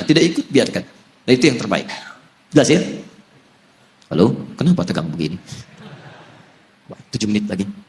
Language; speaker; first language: Indonesian; native; Indonesian